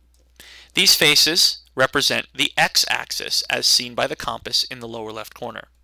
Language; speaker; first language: English; native; English